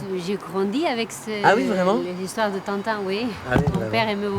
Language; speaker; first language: French; non-native, fluent; Spanish